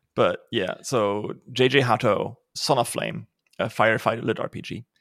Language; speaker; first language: English; non-native, fluent; German